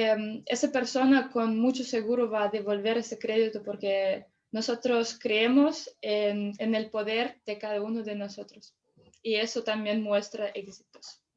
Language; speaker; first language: Spanish; non-native, fluent; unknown